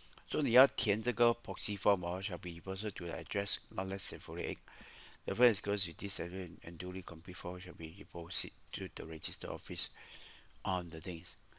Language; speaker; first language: English; non-native, local second language; Chinese